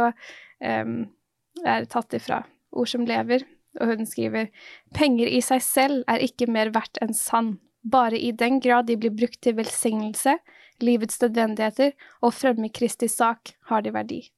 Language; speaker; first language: Norwegian; native; Norwegian